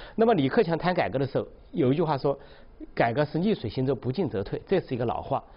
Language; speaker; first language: Chinese; native; Chinese